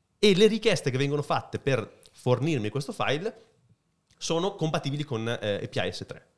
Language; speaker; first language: Italian; native; Italian